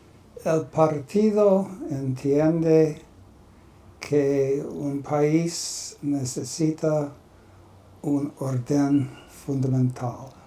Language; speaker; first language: Spanish; non-native, learner; English